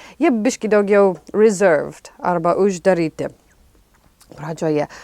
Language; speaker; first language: Lithuanian; non-native, fluent; English